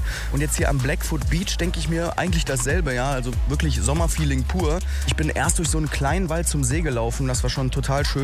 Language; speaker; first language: German; native; German